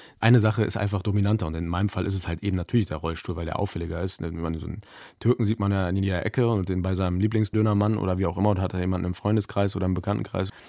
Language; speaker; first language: German; native; German